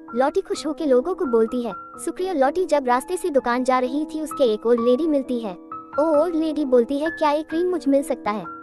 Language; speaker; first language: Hindi; non-native, local second language; Bangla